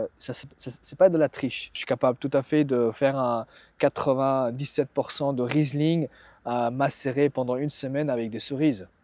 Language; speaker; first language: French; non-native, fluent; Persian